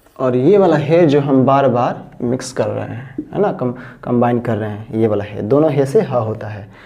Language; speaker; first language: Hindi; native; Hindi